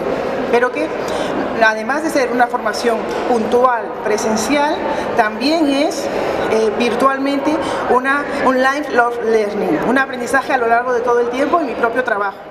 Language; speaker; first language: Spanish; native; Spanish